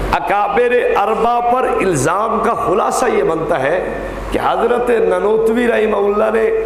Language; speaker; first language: Urdu; native; Urdu